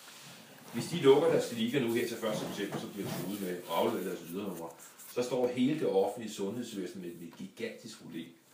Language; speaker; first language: Danish; native; Danish